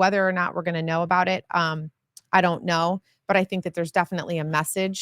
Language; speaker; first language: English; native; English